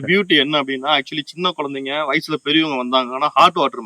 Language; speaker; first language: Tamil; native; Tamil